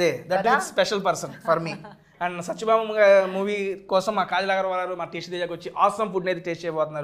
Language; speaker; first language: Telugu; native; Telugu